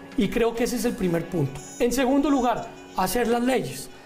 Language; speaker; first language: Spanish; native; Spanish